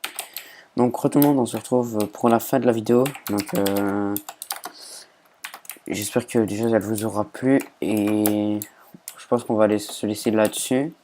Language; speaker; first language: French; native; French